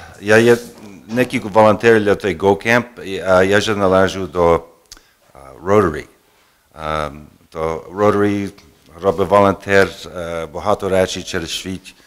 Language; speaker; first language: Ukrainian; early bilingual, heritage; Ukrainian